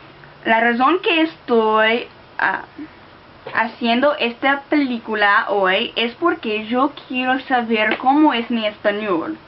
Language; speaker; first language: Spanish; non-native, learner; English